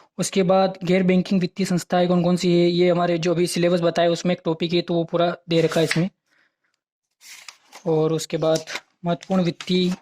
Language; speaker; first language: Hindi; native; Hindi